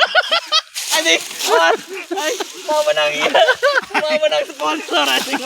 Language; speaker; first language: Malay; non-native, local second language; Sundanese